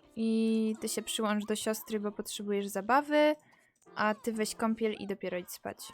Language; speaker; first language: Polish; native; Polish